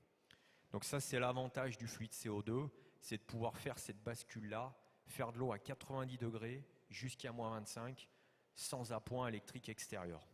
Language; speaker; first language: French; native; French